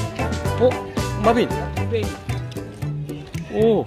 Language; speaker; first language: Korean; native; Korean